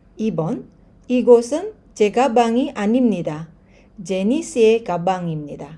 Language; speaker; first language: Korean; non-native, fluent; Indonesian